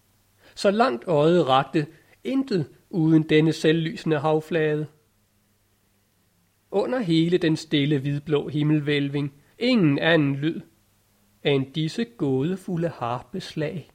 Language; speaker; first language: Danish; native; Danish